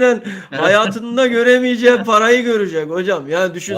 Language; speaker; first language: Turkish; native; Turkish